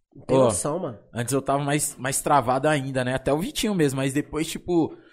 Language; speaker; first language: Portuguese; native; Portuguese